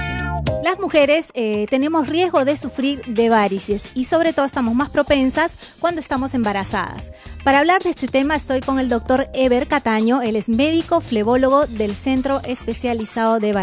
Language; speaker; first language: Spanish; native; Spanish